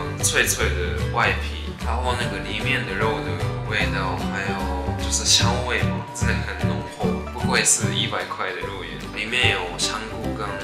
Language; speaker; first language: Chinese; non-native, fluent; Japanese